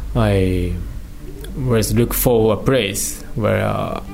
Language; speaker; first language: English; non-native, learner; Japanese